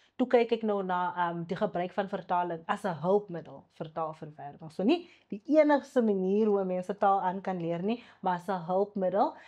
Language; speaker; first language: Afrikaans; non-native, local second language; Xhosa